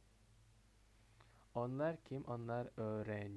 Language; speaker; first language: Turkish; non-native, fluent; Indonesian